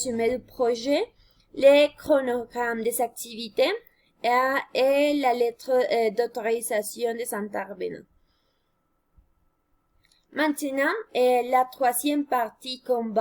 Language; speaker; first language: French; non-native, fluent; Spanish